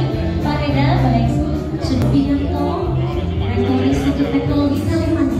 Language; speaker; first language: Indonesian; native; Indonesian